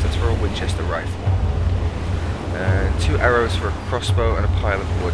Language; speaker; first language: English; native; English